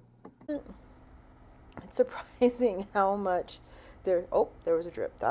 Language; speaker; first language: English; native; English